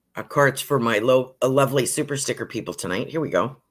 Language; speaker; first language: English; native; English